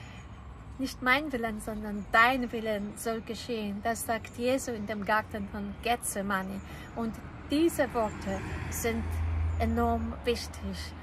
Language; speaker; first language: German; non-native, fluent; Polish